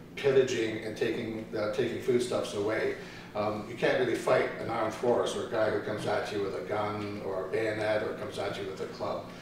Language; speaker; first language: English; early bilingual, other home language; Ukrainian